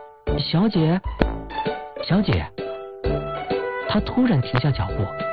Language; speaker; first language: Chinese; native; Chinese